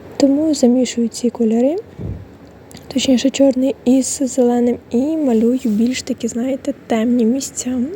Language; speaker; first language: Ukrainian; non-native, local second language; Russian